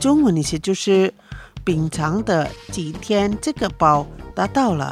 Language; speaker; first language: Chinese; non-native, fluent; Indonesian